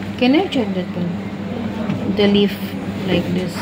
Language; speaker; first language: English; non-native, local second language; Filipino